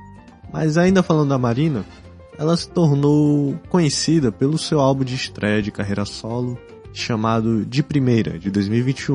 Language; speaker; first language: Portuguese; native; Portuguese